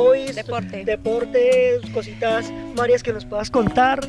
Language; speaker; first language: Spanish; native; Spanish